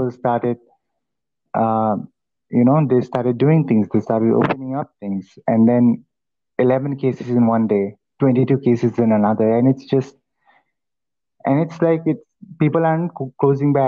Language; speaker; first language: English; non-native, local second language; Assamese